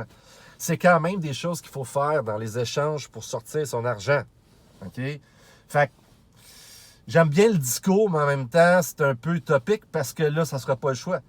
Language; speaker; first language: French; native; French